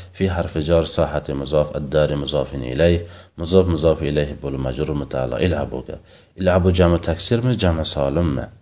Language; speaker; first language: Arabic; non-native, fluent; Uzbek